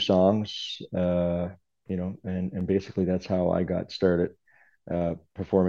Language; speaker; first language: English; native; English